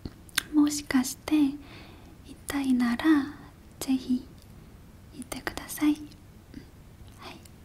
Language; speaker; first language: Japanese; non-native, fluent; Korean